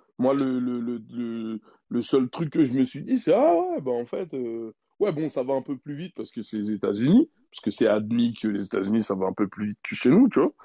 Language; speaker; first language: French; native; French